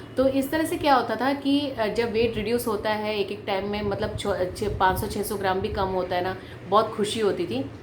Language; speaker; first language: Hindi; non-native, local second language; Malayalam